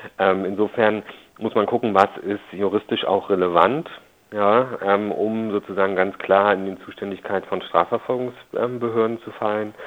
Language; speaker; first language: German; native; German